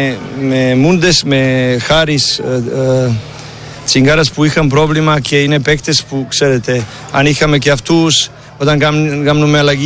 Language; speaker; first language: Greek; non-native, learner; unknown